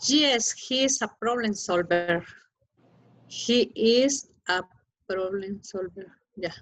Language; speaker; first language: English; non-native, learner; Spanish